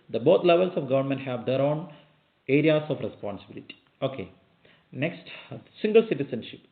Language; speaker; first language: English; non-native, local second language; Malayalam